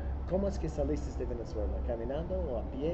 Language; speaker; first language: Spanish; non-native, learner; English